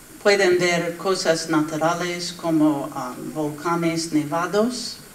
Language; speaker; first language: Spanish; non-native, learner; English